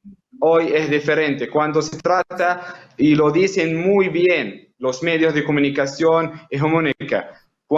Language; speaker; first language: Spanish; non-native, fluent; Arabic